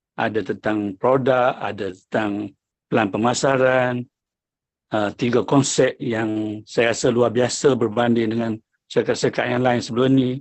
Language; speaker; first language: Malay; native; Malay